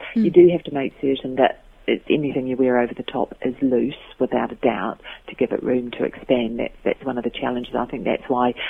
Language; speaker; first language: English; native; English